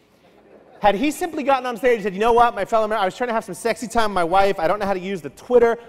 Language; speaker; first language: English; native; English